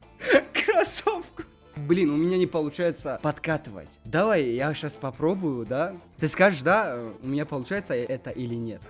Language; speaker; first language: Russian; non-native, local second language; Tajik